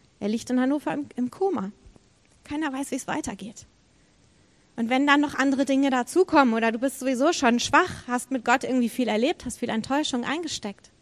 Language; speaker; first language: German; native; German